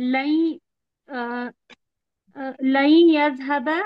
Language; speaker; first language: Arabic; non-native, learner; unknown